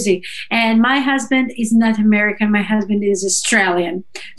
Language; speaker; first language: English; non-native, fluent; Russian